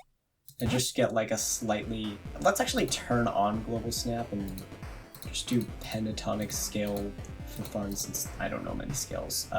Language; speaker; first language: English; native; English